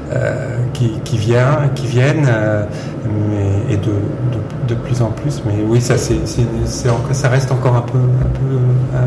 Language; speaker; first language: French; native; French